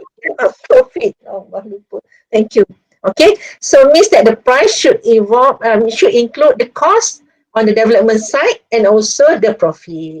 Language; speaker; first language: English; non-native, local second language; Malay